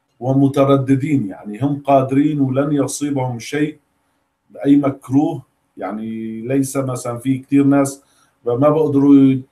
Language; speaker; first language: Arabic; native; Arabic